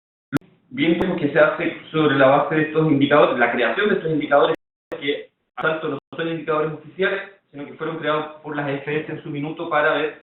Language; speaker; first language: Spanish; native; Spanish